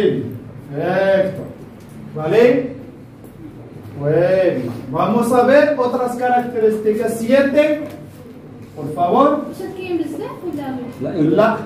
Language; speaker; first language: Spanish; non-native, fluent; Arabic